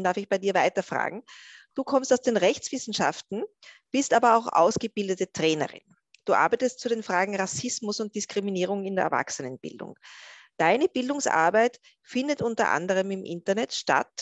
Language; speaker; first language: German; native; German